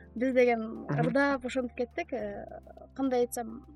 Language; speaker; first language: Kyrgyz; non-native, fluent; Mongolian